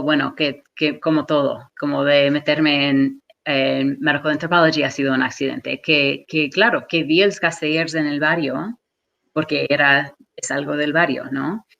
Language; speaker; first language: Spanish; non-native, fluent; English